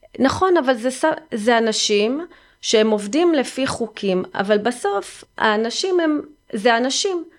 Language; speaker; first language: Hebrew; early bilingual, heritage; Hebrew